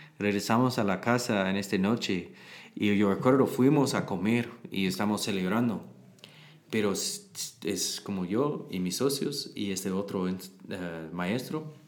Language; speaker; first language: Spanish; non-native, learner; English